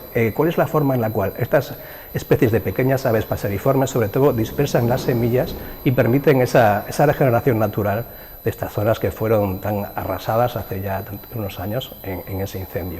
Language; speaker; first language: Spanish; native; Spanish